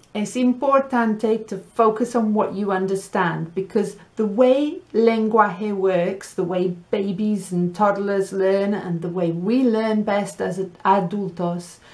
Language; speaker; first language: English; native; English